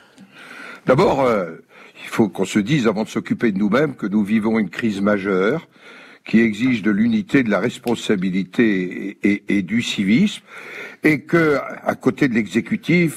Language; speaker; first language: French; native; French